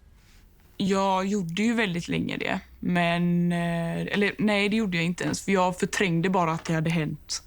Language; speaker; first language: Swedish; native; Swedish